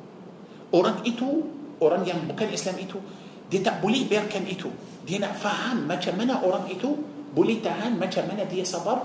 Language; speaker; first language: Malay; non-native, fluent; Arabic